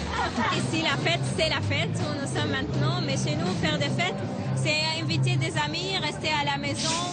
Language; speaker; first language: French; non-native, fluent; Arabic